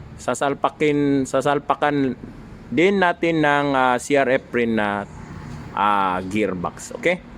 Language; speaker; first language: Filipino; non-native, local second language; Cebuano